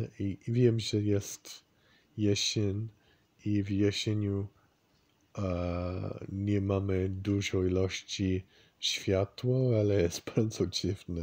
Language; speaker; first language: Polish; non-native, learner; English